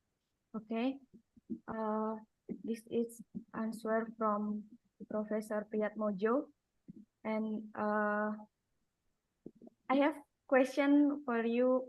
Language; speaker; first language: English; non-native, learner; Indonesian